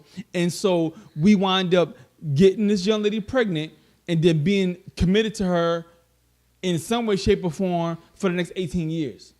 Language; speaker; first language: English; native; English